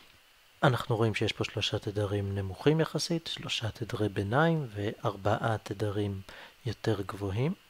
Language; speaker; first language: Hebrew; native; Hebrew